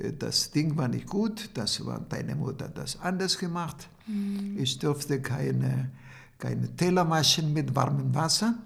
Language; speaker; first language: German; non-native, fluent; Italian